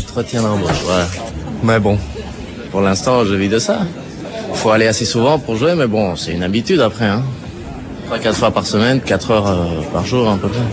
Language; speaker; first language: French; early bilingual, other home language; Spanish